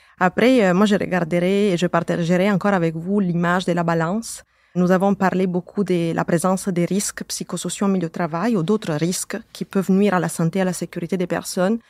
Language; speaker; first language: French; native; French